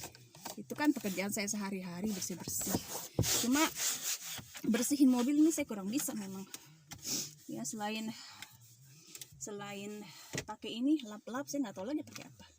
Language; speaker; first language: Indonesian; native; Indonesian